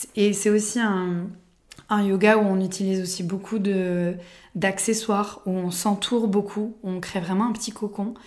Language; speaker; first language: French; native; French